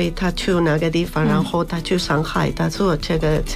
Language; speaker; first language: Chinese; non-native, fluent; Spanish